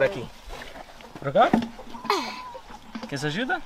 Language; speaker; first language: Portuguese; non-native, learner; English